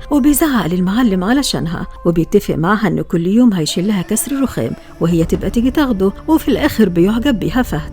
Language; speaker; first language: Arabic; native; Arabic